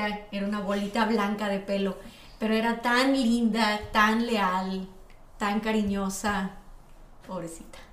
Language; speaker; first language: Spanish; native; Spanish